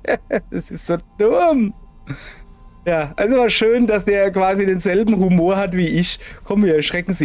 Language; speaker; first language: German; native; German